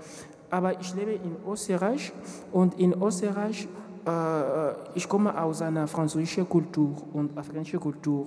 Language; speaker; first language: German; non-native, learner; French